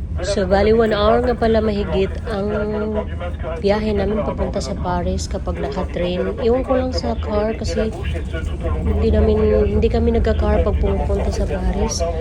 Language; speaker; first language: Filipino; native; Filipino